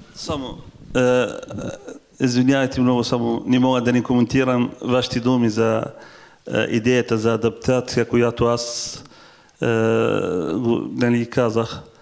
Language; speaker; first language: Bulgarian; non-native, fluent; Arabic